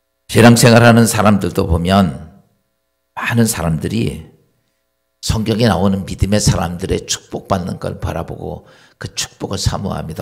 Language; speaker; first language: Korean; native; Korean